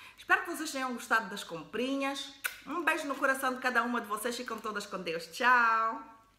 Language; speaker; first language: Portuguese; native; Portuguese